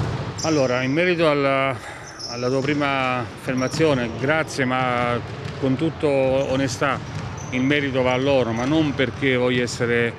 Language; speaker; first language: Italian; native; Italian